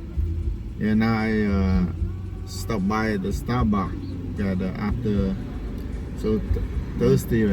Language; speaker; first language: English; non-native, learner; Khmer